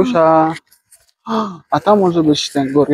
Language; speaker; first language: Polish; non-native, learner; English